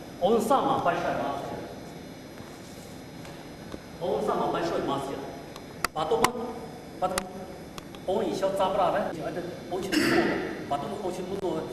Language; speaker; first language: Russian; non-native, learner; Chinese